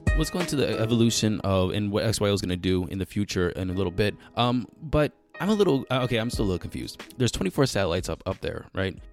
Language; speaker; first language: English; native; English